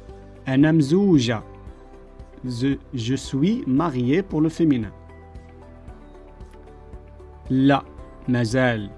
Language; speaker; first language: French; non-native, local second language; Arabic